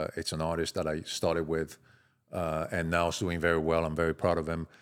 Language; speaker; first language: English; non-native, fluent; French